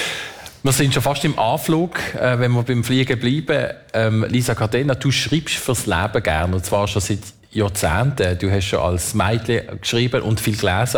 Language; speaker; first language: German; native; German